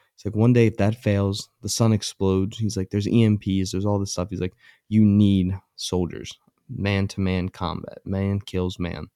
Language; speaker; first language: English; native; English